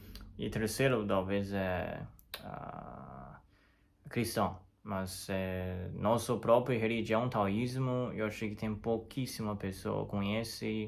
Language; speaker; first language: Portuguese; non-native, learner; Chinese